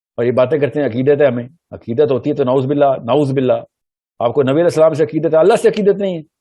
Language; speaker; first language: Urdu; early bilingual, heritage; Urdu